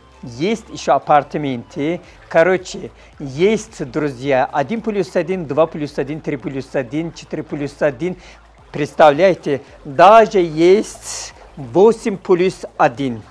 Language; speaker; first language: Russian; non-native, learner; Turkish